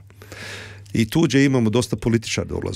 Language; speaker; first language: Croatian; early bilingual, heritage; Serbian